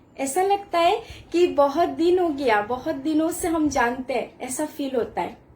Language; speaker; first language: Hindi; non-native, local second language; Bangla